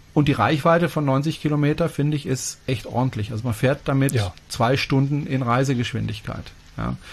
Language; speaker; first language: German; non-native, fluent; French